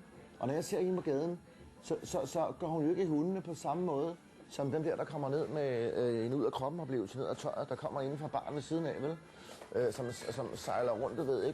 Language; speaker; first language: Danish; native; Danish